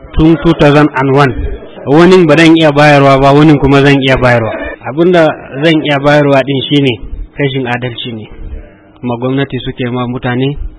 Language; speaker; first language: Hausa; non-native, local second language; Fula